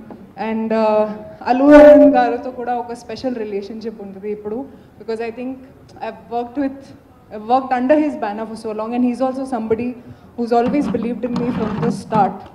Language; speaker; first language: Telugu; non-native, local second language; Hindi